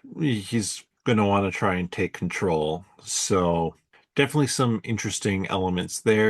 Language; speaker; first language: English; native; English